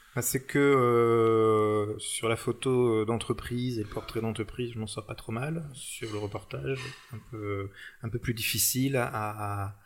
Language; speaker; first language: French; native; French